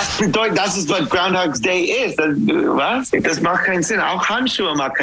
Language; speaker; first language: German; non-native, learner; English